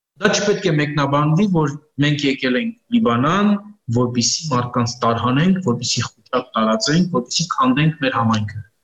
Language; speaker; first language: Armenian; early bilingual, heritage; Armenian